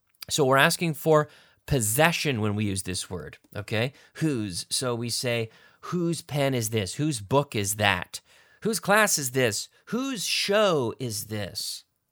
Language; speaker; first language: English; native; English